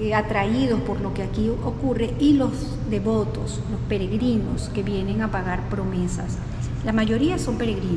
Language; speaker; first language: Spanish; native; Spanish